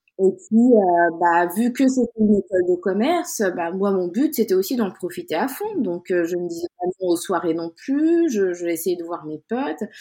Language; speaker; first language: French; non-native, local second language; Wolof